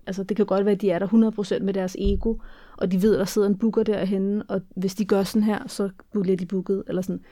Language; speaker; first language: Danish; early bilingual, other home language; Kurdish